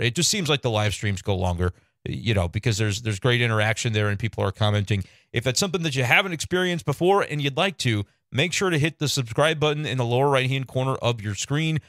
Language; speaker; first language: English; native; English